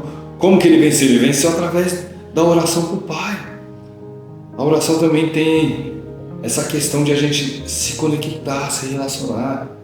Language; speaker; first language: Portuguese; native; Portuguese